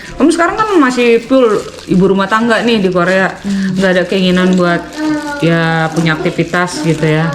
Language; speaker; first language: Indonesian; native; Indonesian